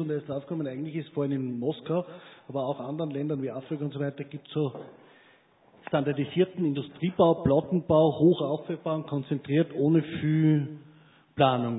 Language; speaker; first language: German; native; German